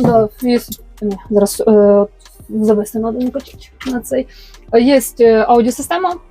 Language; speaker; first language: Ukrainian; native; Ukrainian